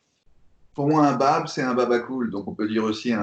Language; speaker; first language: French; native; French